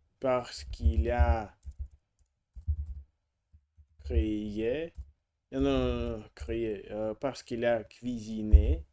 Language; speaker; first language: French; non-native, learner; Russian